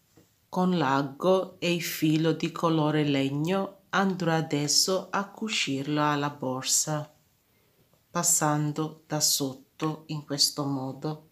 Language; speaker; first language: Italian; non-native, fluent; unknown